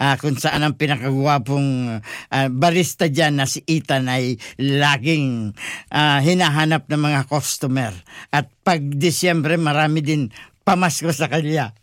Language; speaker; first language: Filipino; non-native, local second language; Bikol